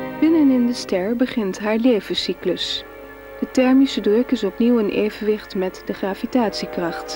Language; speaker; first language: Dutch; native; Dutch